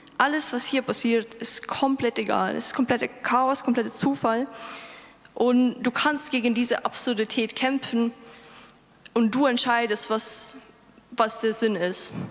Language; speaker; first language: German; non-native, fluent; Lithuanian